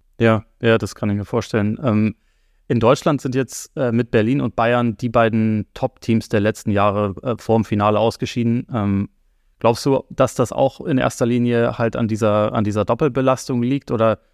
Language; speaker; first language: German; native; German